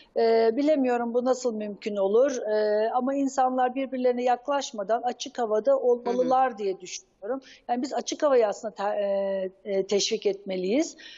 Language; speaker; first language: Turkish; native; Turkish